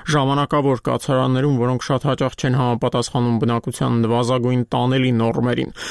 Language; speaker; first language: Armenian; native; Armenian